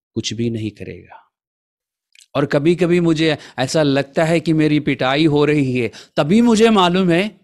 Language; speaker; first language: Hindi; non-native, local second language; Malayalam